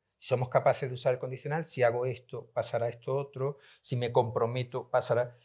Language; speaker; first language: Spanish; native; Spanish